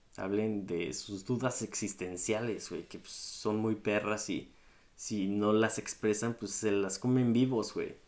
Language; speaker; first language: Spanish; native; Spanish